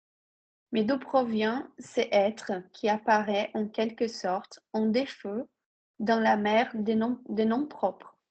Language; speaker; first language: French; non-native, fluent; Portuguese